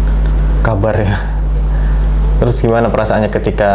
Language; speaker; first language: Indonesian; native; Indonesian